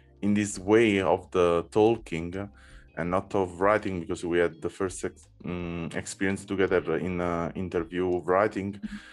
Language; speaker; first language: English; non-native, learner; Italian